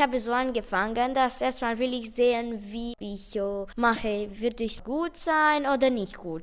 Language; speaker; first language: German; non-native, local second language; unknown